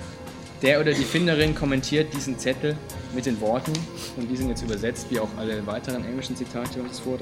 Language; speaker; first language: German; native; German